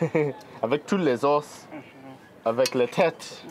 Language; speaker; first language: French; non-native, learner; English